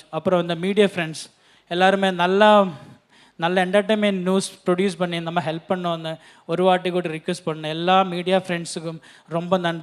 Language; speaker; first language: Tamil; non-native, learner; Malayalam